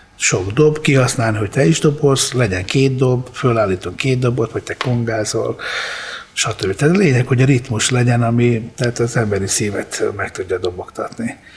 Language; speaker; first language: Hungarian; early bilingual, other home language; Italian